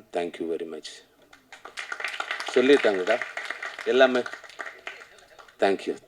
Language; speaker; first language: Tamil; non-native, learner; Malayalam